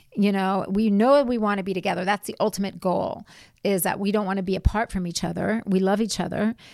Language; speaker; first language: English; native; English